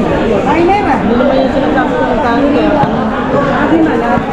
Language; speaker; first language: Filipino; native; Filipino